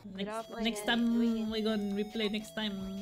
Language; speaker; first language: English; non-native, local second language; Malay